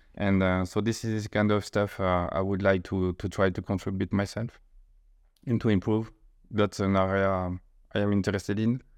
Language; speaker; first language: English; non-native, fluent; French